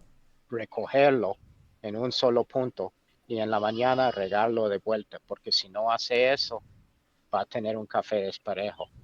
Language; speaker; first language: Spanish; non-native, fluent; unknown